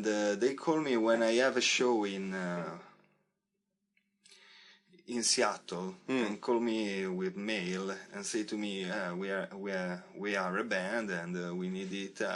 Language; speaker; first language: English; non-native, learner; Italian